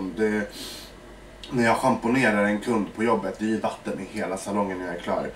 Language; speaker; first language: Swedish; early bilingual, other home language; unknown